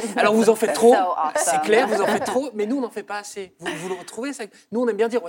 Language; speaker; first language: French; native; French